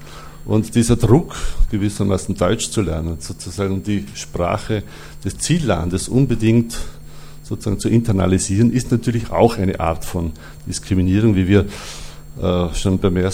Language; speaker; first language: German; native; German